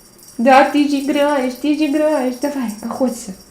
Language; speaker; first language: Russian; native; Russian